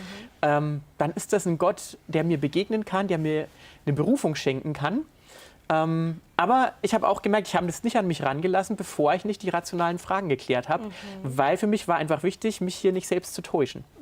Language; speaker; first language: German; native; German